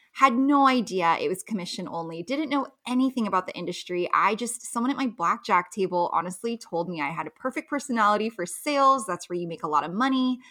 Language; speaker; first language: English; native; English